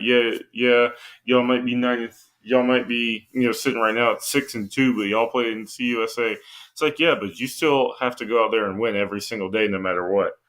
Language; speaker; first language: English; native; English